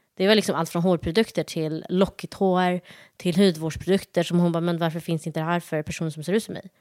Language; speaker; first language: Swedish; early bilingual, other home language; Somali